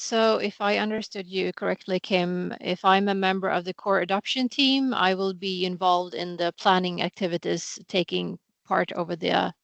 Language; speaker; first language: English; non-native, fluent; Swedish